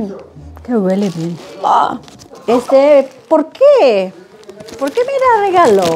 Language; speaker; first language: Spanish; non-native, learner; Indonesian